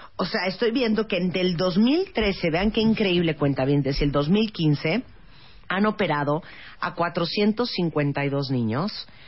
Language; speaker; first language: Spanish; native; Spanish